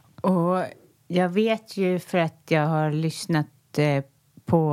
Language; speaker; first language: Swedish; native; Swedish